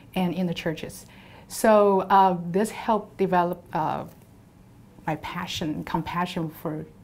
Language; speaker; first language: English; non-native, fluent; Chinese